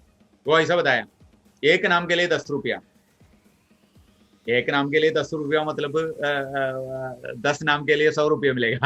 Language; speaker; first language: Hindi; non-native, local second language; Malayalam